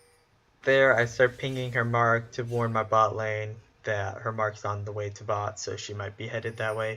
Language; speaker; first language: English; native; English